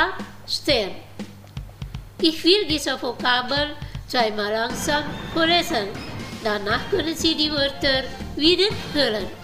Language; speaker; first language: German; non-native, fluent; Indonesian